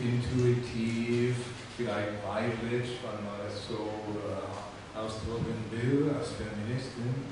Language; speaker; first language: German; non-native, fluent; English